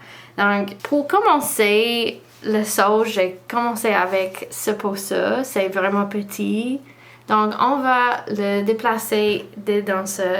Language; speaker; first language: French; non-native, learner; English